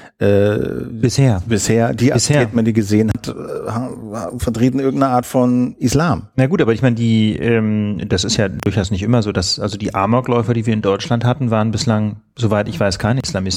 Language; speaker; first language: German; native; German